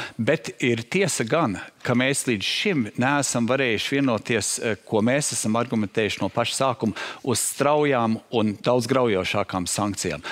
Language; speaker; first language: Latvian; native; Latvian